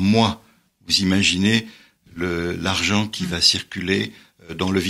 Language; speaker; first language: French; native; French